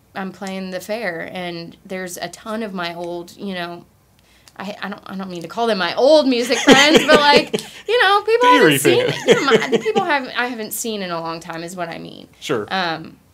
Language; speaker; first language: English; native; English